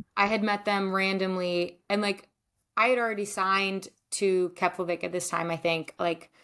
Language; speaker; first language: English; native; English